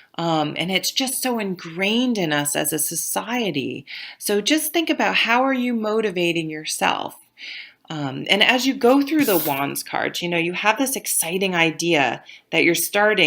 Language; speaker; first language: English; native; English